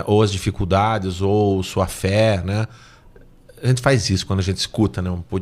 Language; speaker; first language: Portuguese; native; Portuguese